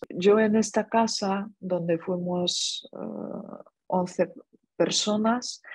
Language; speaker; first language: Spanish; non-native, fluent; Ukrainian